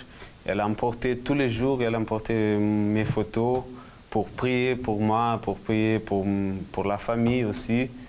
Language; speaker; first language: French; non-native, fluent; Portuguese